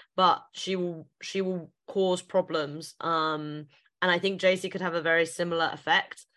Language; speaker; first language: English; native; English